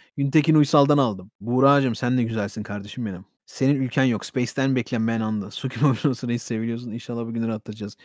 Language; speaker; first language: Turkish; early bilingual, heritage; Turkish